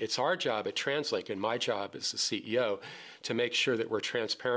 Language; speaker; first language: English; native; English